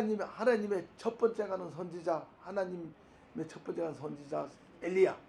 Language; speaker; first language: Korean; native; Korean